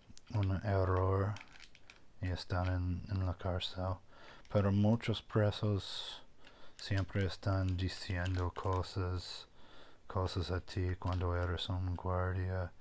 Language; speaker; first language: Spanish; non-native, fluent; English